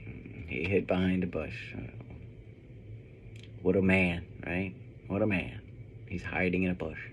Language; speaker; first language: English; native; English